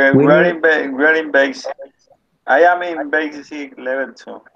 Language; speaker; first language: English; non-native, learner; Spanish